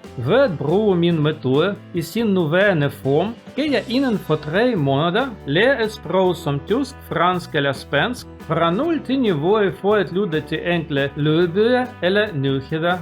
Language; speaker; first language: Danish; non-native, learner; Russian